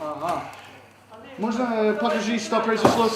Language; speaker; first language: Russian; non-native, learner; English